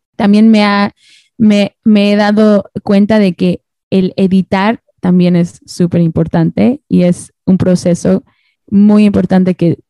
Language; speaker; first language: Spanish; native; Spanish